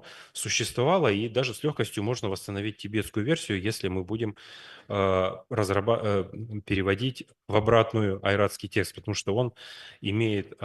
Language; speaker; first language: Russian; native; Russian